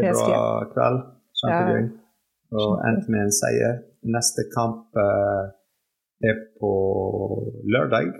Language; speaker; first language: Norwegian; non-native, fluent; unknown